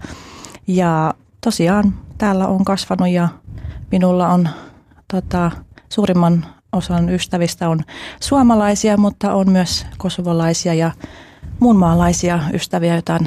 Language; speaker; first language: Finnish; early bilingual, other home language; Albanian